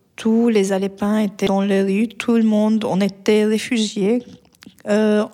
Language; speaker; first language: French; non-native, fluent; Arabic